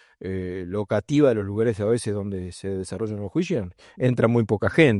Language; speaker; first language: Spanish; native; Spanish